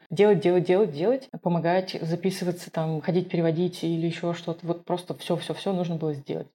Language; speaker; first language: Russian; non-native, local second language; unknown